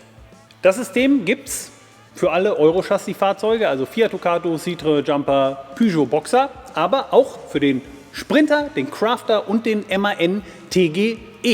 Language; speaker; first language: German; native; German